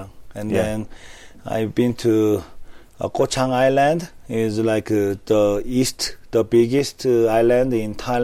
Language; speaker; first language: English; non-native, learner; Korean